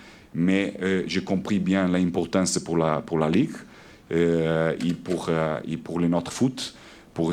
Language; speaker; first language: French; non-native, learner; Portuguese